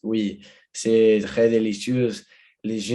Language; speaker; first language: French; non-native, learner; Spanish